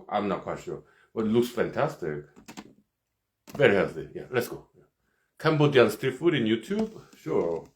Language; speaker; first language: English; non-native, fluent; Korean